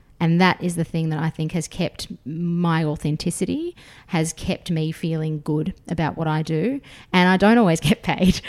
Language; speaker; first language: English; early bilingual, other home language; Russian